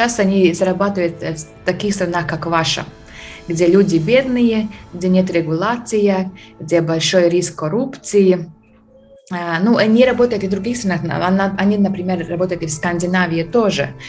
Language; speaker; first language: Russian; non-native, fluent; Latvian